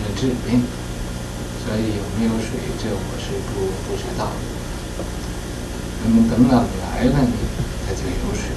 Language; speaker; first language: Chinese; native; Chinese